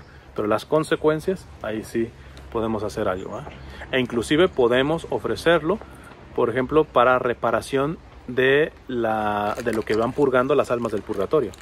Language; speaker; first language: Spanish; native; Spanish